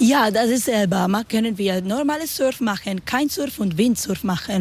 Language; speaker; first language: German; non-native, learner; Spanish